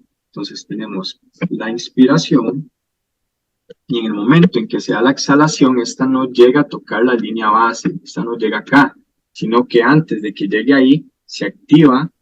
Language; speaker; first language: Spanish; native; Spanish